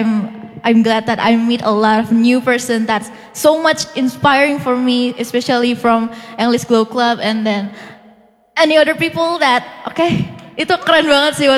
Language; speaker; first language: English; non-native, fluent; Indonesian